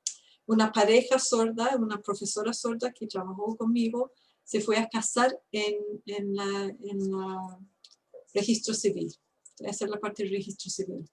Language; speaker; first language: Spanish; non-native, fluent; English